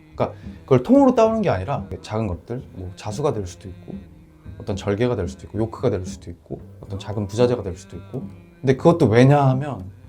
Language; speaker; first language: Korean; native; Korean